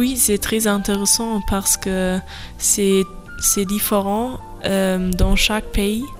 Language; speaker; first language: French; non-native, learner; German